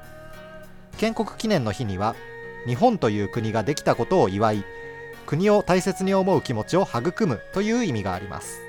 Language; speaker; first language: Japanese; native; Japanese